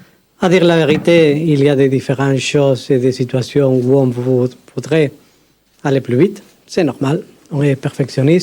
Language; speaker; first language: French; non-native, fluent; Spanish